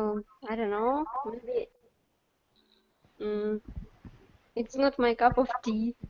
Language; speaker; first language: English; non-native, learner; Russian